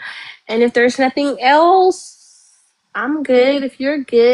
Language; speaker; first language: English; native; English